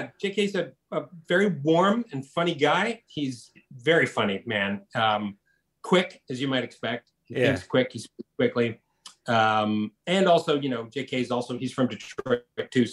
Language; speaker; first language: English; native; English